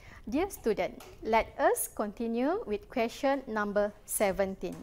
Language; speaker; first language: English; non-native, local second language; Malay